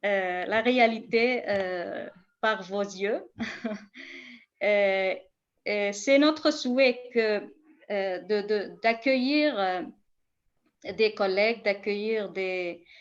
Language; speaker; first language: French; non-native, fluent; Kurdish